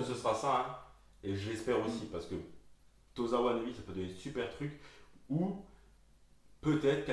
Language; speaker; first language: French; native; French